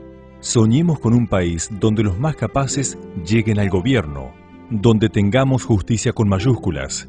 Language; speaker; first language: Spanish; native; Spanish